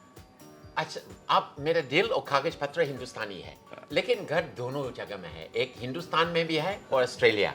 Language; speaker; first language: Hindi; non-native, fluent; English